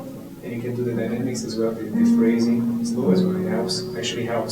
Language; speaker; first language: English; non-native, fluent; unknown